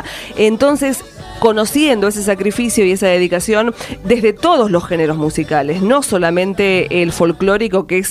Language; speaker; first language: Spanish; native; Spanish